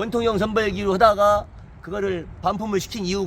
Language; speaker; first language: Korean; native; Korean